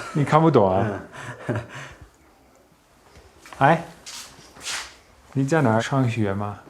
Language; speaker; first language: Chinese; non-native, fluent; Dutch